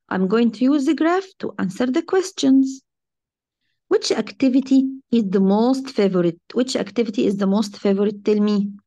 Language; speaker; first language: English; non-native, fluent; Arabic